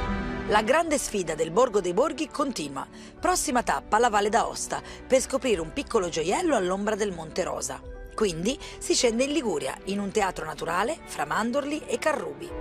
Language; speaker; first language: Italian; native; Italian